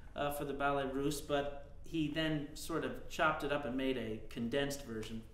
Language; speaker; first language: English; native; English